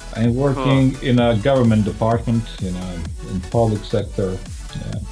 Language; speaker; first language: English; non-native, fluent; Croatian